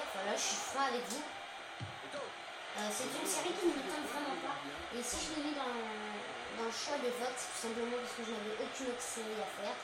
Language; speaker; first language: French; native; French